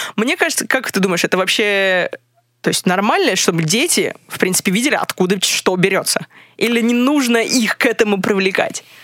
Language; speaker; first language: Russian; non-native, fluent; English